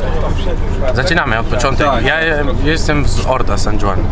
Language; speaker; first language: Polish; non-native, learner; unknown